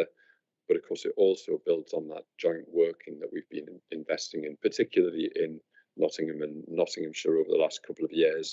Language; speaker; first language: English; native; English